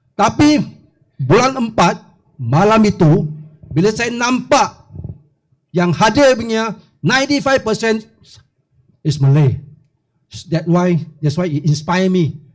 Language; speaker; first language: Malay; non-native, local second language; Chinese